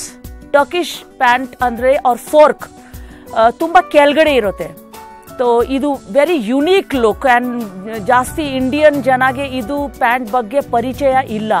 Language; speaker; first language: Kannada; non-native, local second language; Hindi